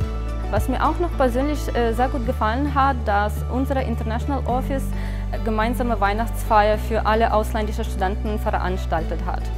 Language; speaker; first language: German; non-native, fluent; Ukrainian